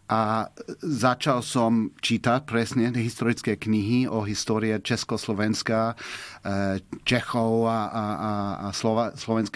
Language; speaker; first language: Slovak; non-native, fluent; English